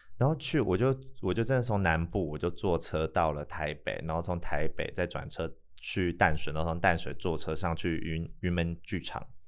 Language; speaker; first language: Chinese; native; Chinese